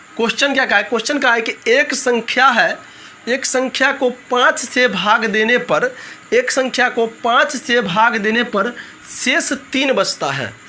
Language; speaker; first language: Hindi; native; Hindi